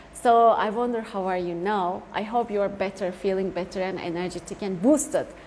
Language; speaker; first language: English; non-native, fluent; Turkish